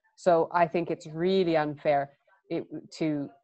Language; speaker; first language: English; native; English